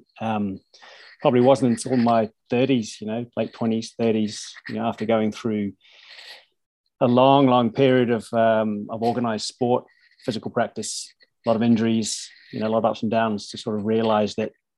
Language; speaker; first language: English; native; English